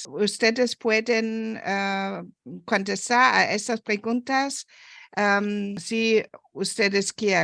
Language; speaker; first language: Spanish; non-native, fluent; German